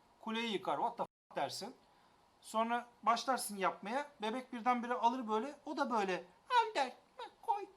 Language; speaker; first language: Turkish; native; Turkish